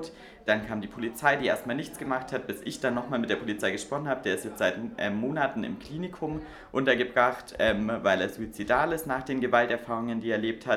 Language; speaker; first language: German; native; German